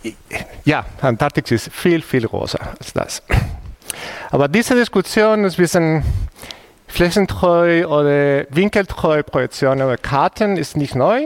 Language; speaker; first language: German; non-native, fluent; Spanish